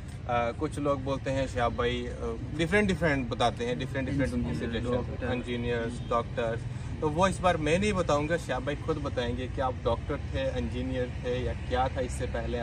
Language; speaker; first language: Hindi; native; Hindi